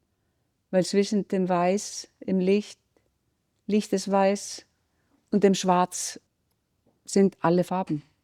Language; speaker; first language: German; non-native, fluent; Icelandic